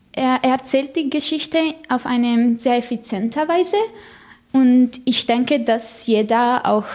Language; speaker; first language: German; non-native, fluent; Italian